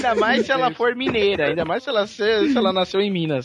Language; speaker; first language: Portuguese; native; Portuguese